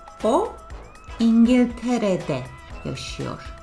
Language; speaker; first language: Turkish; non-native, fluent; English